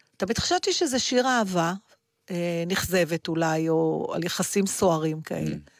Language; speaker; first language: Hebrew; native; Hebrew